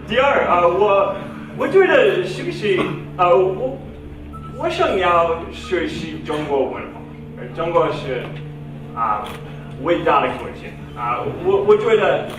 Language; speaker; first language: Chinese; non-native, learner; English